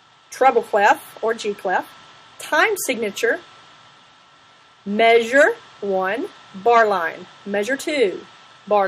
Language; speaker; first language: English; native; English